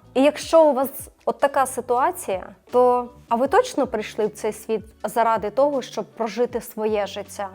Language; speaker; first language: Ukrainian; non-native, local second language; Russian